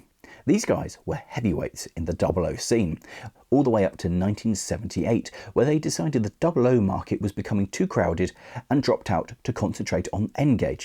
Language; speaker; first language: English; native; English